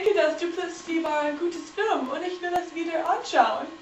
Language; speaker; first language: German; non-native, learner; English